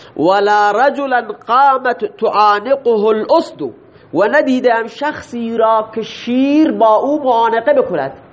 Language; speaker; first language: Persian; non-native, local second language; Baluchi